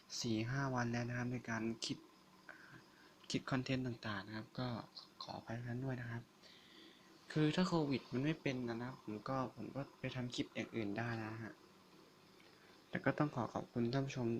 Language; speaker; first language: Thai; native; Thai